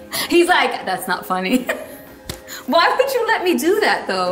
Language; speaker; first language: English; early bilingual, other home language; Spanish